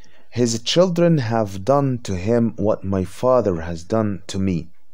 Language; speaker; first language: English; non-native, fluent; Arabic